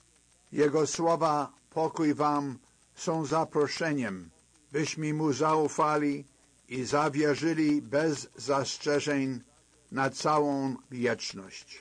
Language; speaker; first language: Polish; native; Polish